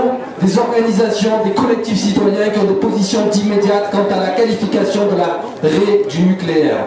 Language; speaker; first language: French; native; French